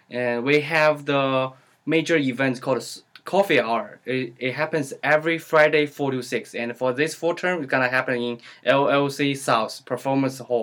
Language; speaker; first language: English; non-native, learner; Chinese